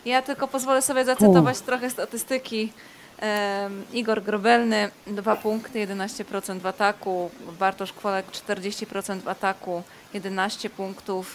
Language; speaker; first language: Polish; native; Polish